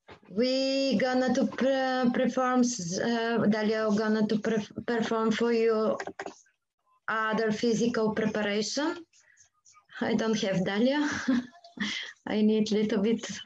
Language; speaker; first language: English; non-native, learner; Bulgarian